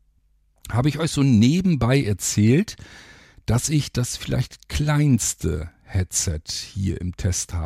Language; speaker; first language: German; native; German